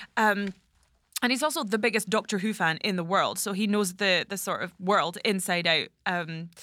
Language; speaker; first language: English; native; English